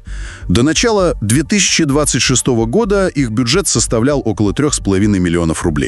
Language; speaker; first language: Russian; native; Russian